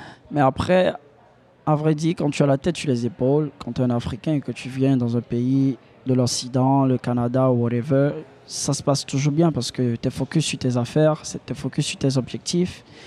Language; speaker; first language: French; native; French